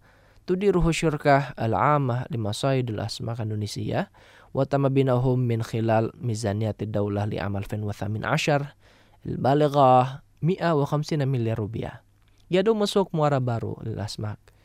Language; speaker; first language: Arabic; non-native, fluent; Indonesian